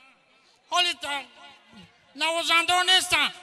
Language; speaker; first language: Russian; non-native, learner; Tajik